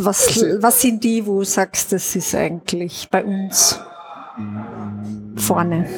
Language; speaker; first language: German; native; German